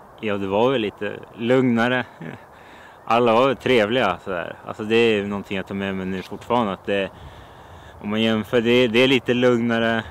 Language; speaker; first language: Swedish; native; Swedish